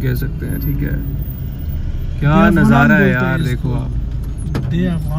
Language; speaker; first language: Hindi; native; Hindi